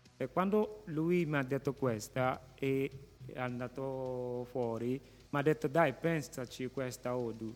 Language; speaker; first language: Italian; non-native, local second language; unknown